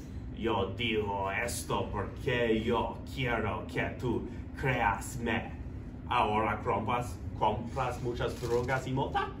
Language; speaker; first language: Spanish; non-native, learner; English